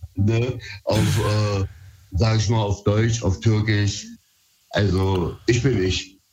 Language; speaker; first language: German; early bilingual, other home language; Turkish